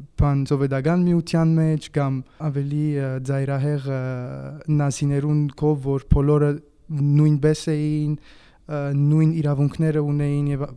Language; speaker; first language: Armenian; early bilingual, heritage; Armenian